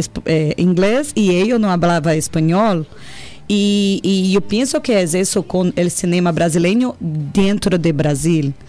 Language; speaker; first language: Spanish; non-native, learner; Portuguese